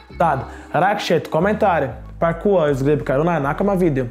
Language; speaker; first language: Latvian; non-native, learner; Portuguese